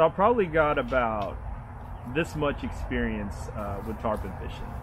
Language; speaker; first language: English; native; English